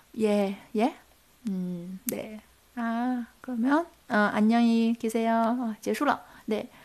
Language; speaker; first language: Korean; non-native, fluent; Chinese